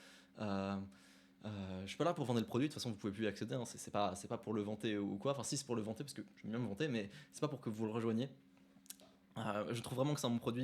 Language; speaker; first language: French; native; French